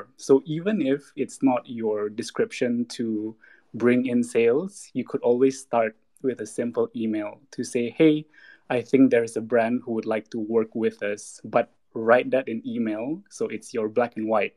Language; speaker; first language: English; non-native, local second language; Malay